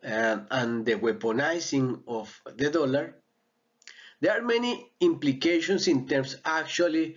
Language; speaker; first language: English; non-native, fluent; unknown